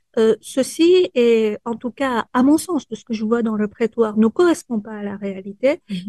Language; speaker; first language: French; early bilingual, other home language; Persian